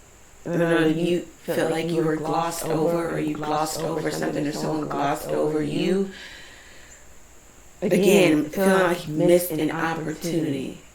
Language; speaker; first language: English; native; English